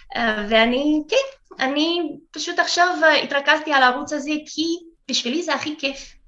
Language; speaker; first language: Hebrew; non-native, fluent; Russian